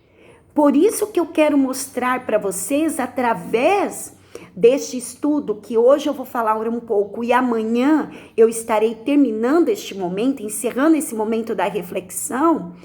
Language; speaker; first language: Portuguese; native; Portuguese